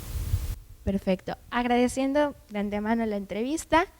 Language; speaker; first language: Spanish; native; Spanish